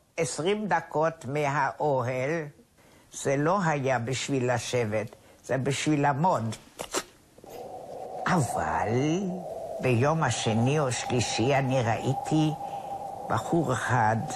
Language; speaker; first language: Hebrew; non-native, fluent; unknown